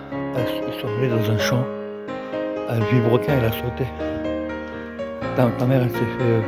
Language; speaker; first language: French; native; French